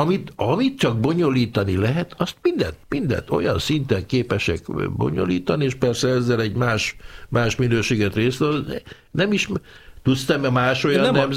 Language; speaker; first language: Hungarian; native; Hungarian